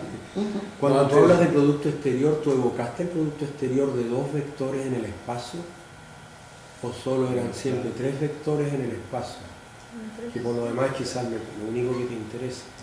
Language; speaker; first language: Spanish; native; Spanish